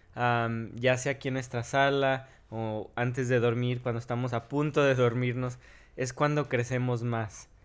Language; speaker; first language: Spanish; native; Spanish